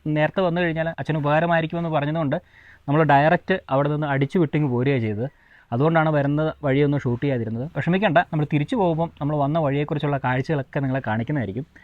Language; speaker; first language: Malayalam; native; Malayalam